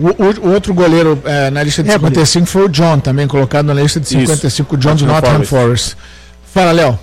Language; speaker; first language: Portuguese; native; Portuguese